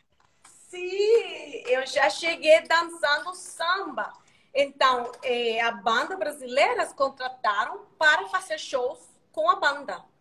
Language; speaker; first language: Portuguese; non-native, learner; Spanish